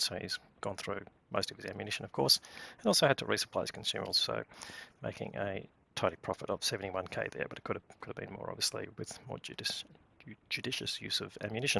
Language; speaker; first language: English; native; English